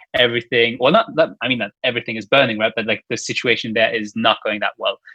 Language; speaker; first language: English; non-native, fluent; Luxembourgish